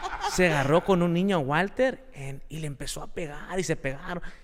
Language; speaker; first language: Spanish; early bilingual, heritage; Spanish